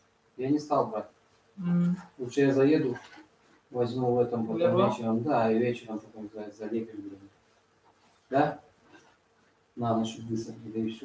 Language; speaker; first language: Russian; native; Russian